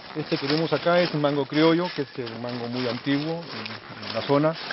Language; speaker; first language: Spanish; native; Spanish